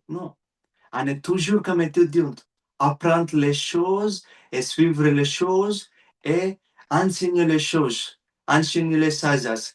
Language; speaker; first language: French; non-native, learner; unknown